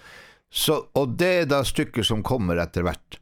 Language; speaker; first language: Norwegian; native; Norwegian